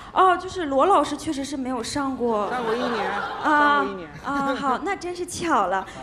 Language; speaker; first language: Chinese; native; Chinese